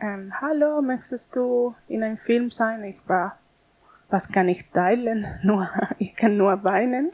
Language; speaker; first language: German; non-native, learner; Spanish